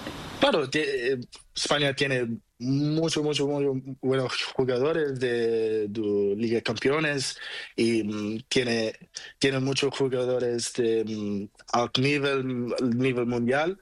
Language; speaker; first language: Spanish; non-native, learner; Portuguese